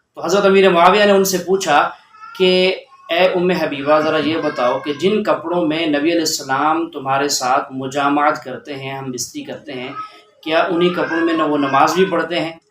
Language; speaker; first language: Urdu; native; Urdu